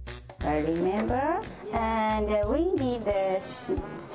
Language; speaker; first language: English; non-native, learner; Japanese